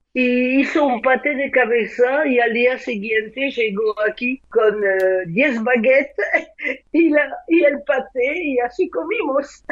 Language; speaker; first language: Spanish; non-native, fluent; French